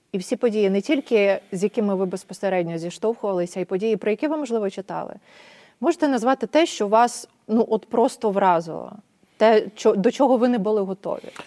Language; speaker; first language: Ukrainian; native; Ukrainian